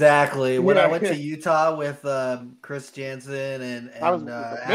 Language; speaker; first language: English; native; English